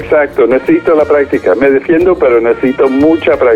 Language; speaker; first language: Spanish; non-native, fluent; English